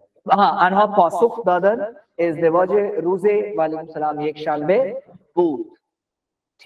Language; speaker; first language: Persian; non-native, fluent; Urdu